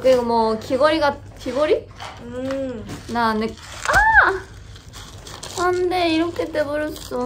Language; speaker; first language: Korean; non-native, fluent; Japanese